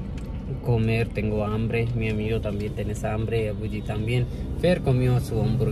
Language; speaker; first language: Spanish; non-native, learner; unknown